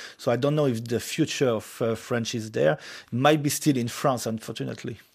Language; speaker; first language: English; non-native, fluent; French